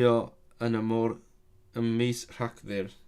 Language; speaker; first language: Welsh; non-native, learner; Cantonese